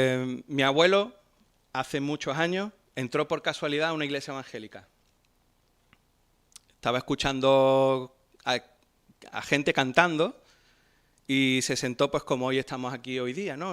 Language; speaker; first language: Spanish; native; Spanish